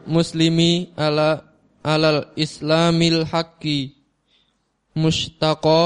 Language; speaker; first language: Arabic; non-native, learner; Indonesian